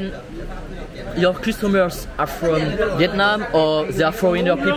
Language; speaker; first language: English; non-native, learner; French